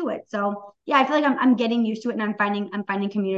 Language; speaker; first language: English; native; English